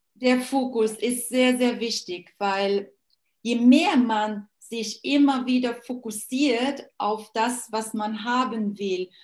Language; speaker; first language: German; non-native, local second language; Luxembourgish